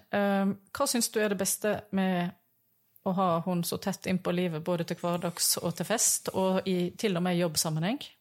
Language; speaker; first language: Norwegian; native; Norwegian